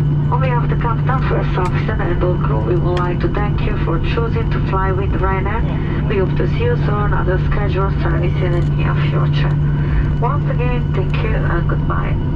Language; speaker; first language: English; non-native, fluent; Italian